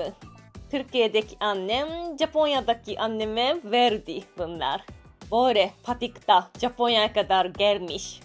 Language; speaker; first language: Turkish; non-native, learner; Japanese